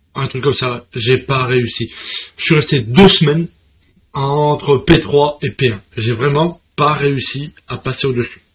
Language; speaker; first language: French; native; French